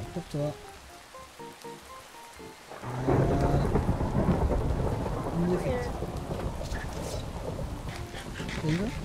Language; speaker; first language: French; native; French